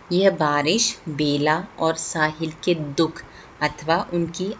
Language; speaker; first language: Hindi; non-native, local second language; Malayalam